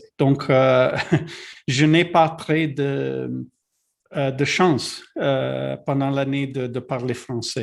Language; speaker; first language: French; non-native, learner; Italian